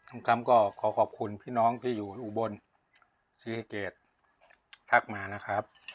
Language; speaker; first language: Thai; native; Thai